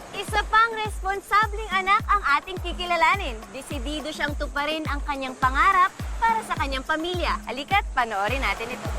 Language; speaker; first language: Filipino; native; Filipino